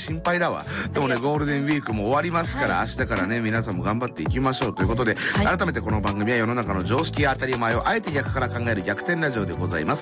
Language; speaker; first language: Japanese; native; Japanese